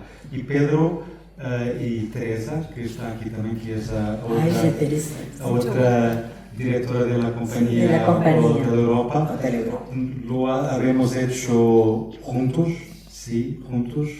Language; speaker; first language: Spanish; non-native, fluent; Portuguese